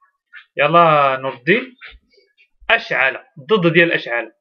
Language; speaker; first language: Arabic; native; Arabic